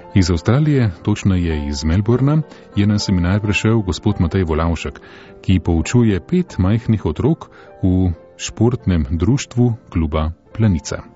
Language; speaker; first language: Slovenian; native; Slovenian